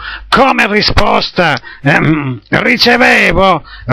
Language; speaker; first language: Italian; native; Italian